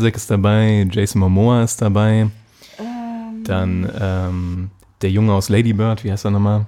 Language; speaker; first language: German; native; German